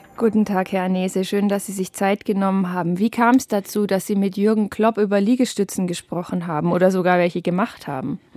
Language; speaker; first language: German; native; German